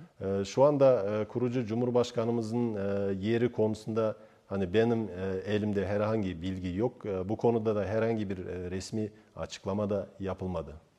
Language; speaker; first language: Turkish; non-native, fluent; Kazakh